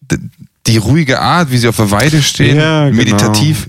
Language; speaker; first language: German; native; German